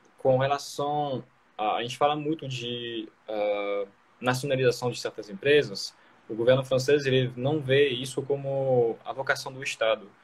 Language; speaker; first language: Portuguese; non-native, fluent; French